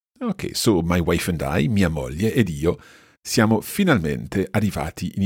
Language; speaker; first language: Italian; non-native, fluent; English